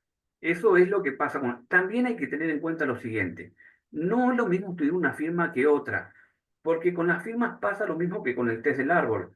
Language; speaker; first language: Spanish; native; Spanish